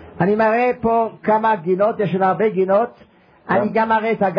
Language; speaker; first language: Hebrew; non-native, fluent; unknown